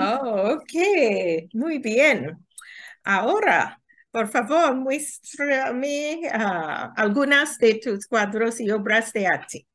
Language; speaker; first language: Spanish; non-native, fluent; English